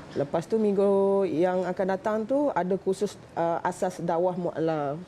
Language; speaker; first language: Malay; non-native, local second language; Iban